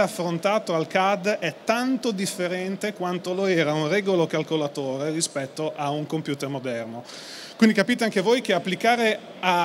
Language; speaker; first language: Italian; native; Italian